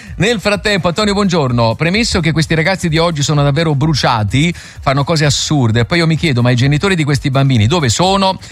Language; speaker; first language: Italian; native; Italian